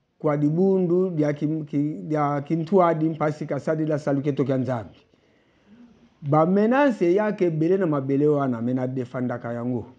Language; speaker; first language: Lingala; non-native, local second language; Kongo